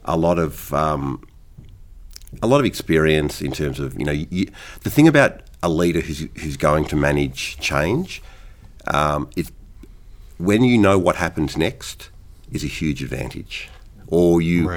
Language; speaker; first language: English; native; English